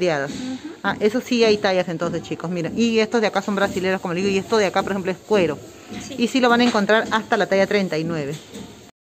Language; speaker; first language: Spanish; native; Spanish